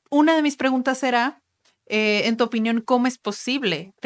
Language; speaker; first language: Spanish; native; Spanish